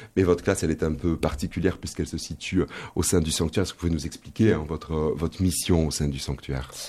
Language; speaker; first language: French; native; French